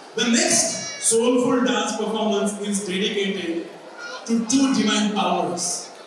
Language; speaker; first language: English; non-native, local second language; Marathi